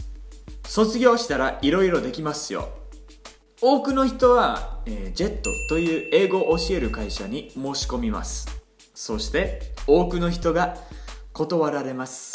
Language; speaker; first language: Japanese; non-native, fluent; English